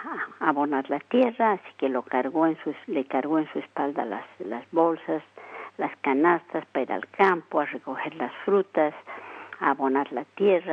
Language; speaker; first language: Spanish; native; Spanish